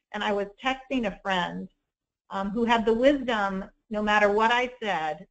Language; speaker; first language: English; native; English